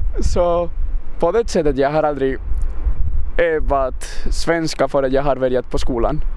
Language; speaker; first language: Swedish; non-native, fluent; Basque